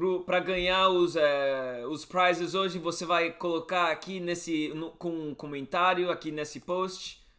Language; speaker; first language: Portuguese; non-native, fluent; English